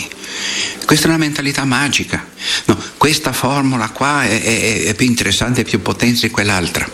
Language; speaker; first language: Italian; non-native, fluent; Portuguese